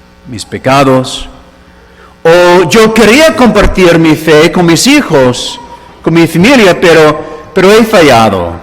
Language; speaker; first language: Spanish; non-native, fluent; English